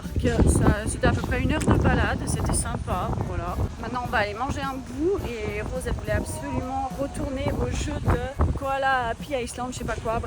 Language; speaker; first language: French; native; French